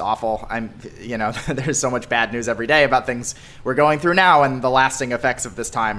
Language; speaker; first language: English; native; English